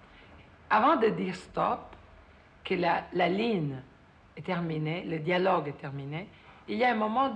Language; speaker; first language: French; non-native, fluent; Italian